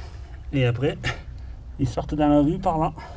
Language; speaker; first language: French; native; French